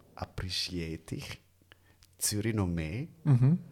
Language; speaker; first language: German; non-native, fluent; Indonesian